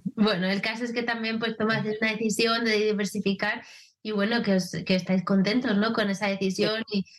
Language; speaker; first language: Spanish; native; Spanish